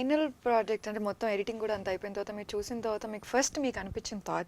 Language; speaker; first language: Telugu; native; Telugu